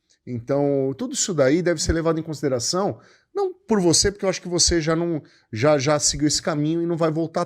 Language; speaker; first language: Portuguese; native; Portuguese